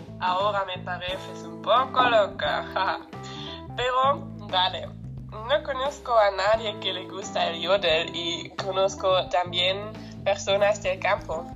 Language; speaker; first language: Spanish; non-native, learner; German